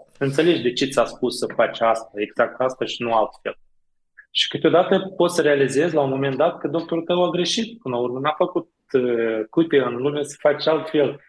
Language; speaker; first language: Romanian; native; Romanian